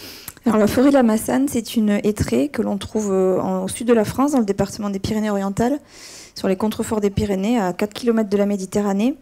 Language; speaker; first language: French; native; French